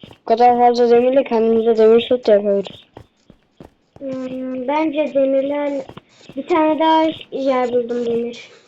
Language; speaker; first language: Turkish; native; Turkish